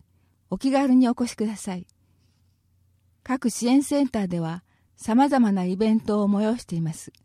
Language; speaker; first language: Japanese; native; Japanese